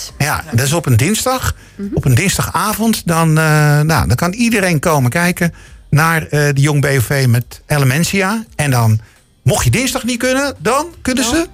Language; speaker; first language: Dutch; native; Dutch